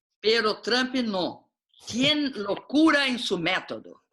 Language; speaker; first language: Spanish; non-native, learner; Portuguese